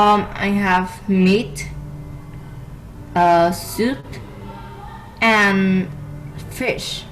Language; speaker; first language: English; non-native, learner; Vietnamese